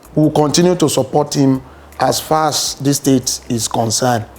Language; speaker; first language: English; non-native, local second language; Yoruba